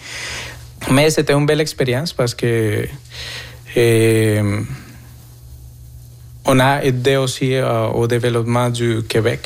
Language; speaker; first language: French; non-native, fluent; Spanish